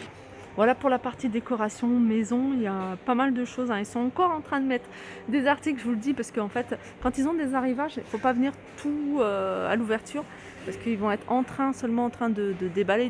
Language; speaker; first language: French; native; French